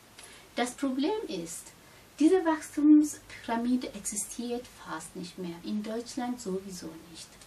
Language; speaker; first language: German; non-native, fluent; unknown